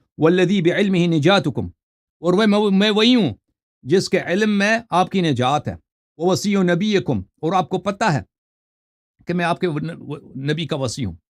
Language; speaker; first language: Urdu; non-native, fluent; Persian